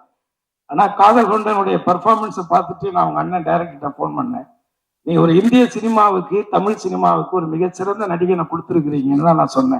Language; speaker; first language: Tamil; native; Tamil